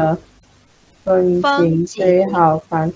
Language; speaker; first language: Chinese; non-native, learner; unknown